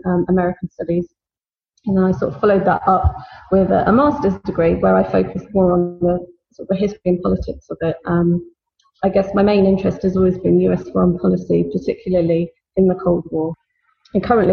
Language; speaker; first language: English; native; English